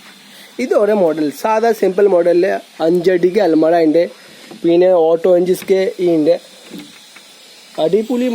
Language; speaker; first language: Malayalam; non-native, learner; Hindi